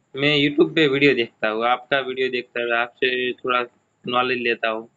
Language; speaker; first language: Hindi; non-native, local second language; Gujarati